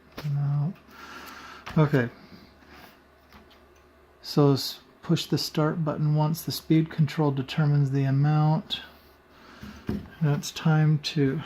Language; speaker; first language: English; native; English